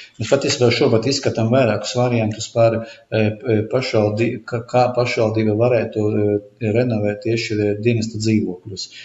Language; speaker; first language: Latvian; non-native, local second language; Russian